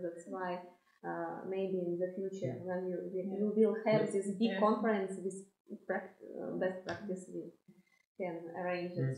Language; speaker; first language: English; non-native, fluent; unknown